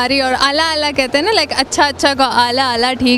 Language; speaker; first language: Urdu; non-native, local second language; Pashto